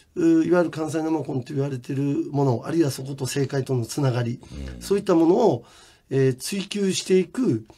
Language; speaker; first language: Japanese; native; Japanese